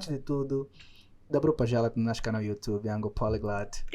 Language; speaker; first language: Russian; non-native, learner; Portuguese